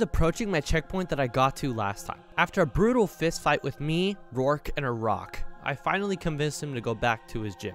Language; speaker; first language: English; native; English